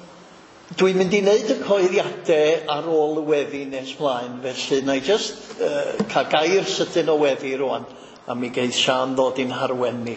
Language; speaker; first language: Welsh; native; Welsh